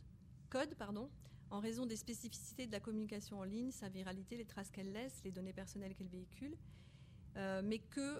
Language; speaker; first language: French; native; French